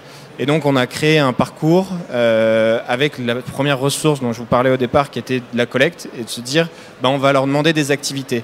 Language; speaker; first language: French; native; French